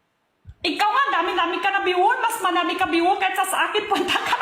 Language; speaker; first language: Filipino; non-native, learner; Chinese